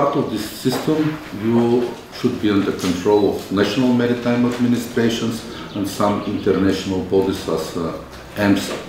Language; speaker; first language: English; non-native, fluent; Bulgarian